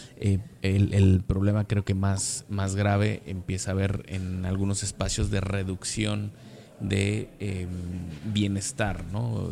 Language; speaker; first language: Spanish; native; Spanish